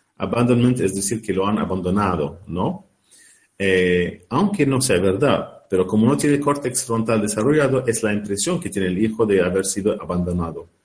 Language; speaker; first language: Spanish; non-native, learner; Arabic